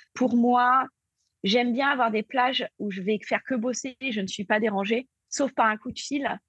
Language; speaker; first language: French; native; French